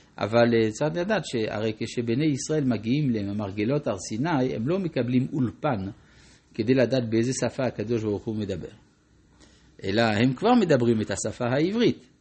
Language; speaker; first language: Hebrew; non-native, fluent; French